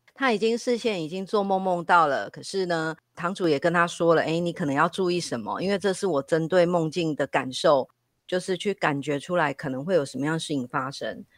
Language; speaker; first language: Chinese; native; Chinese